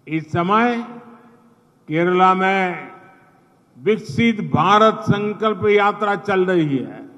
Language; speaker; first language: Hindi; non-native, local second language; Gujarati